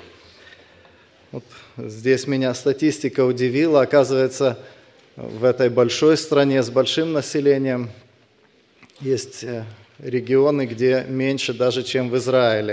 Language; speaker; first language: Russian; native; Russian